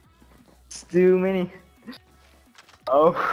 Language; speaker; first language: English; non-native, learner; Persian